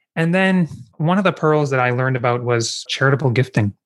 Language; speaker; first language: English; native; English